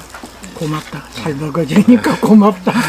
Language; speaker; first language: Korean; native; Korean